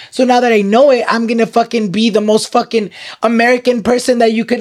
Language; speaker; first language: English; early bilingual, other home language; Spanish